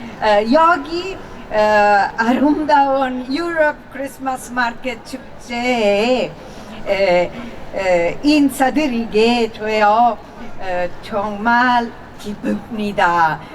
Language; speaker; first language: Korean; non-native, learner; Italian